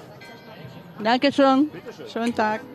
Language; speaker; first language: German; non-native, learner; Ukrainian